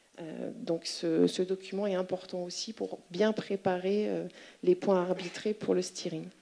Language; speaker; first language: French; native; French